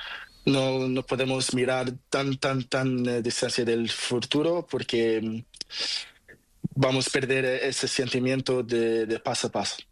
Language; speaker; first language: Spanish; non-native, learner; Portuguese